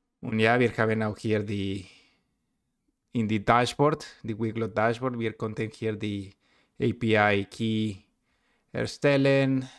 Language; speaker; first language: German; non-native, learner; Spanish